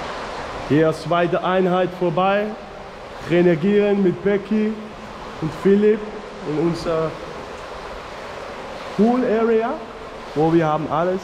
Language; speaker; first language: German; non-native, learner; Danish